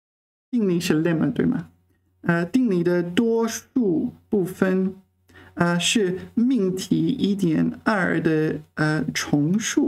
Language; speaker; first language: Chinese; non-native, fluent; English